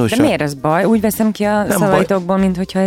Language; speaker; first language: Hungarian; native; Hungarian